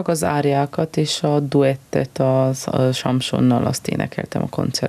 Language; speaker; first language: Hungarian; non-native, fluent; Romanian